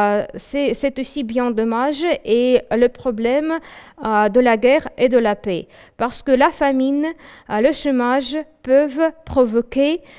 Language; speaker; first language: French; non-native, fluent; Russian